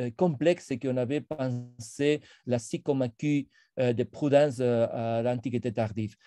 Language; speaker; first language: French; non-native, fluent; Spanish